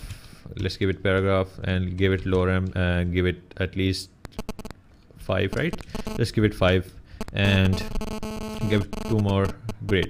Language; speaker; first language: English; non-native, local second language; Urdu